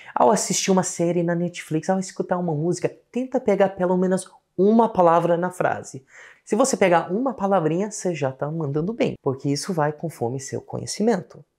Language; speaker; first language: Portuguese; non-native, fluent; English